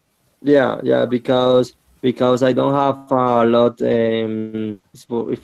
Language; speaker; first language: English; non-native, learner; Spanish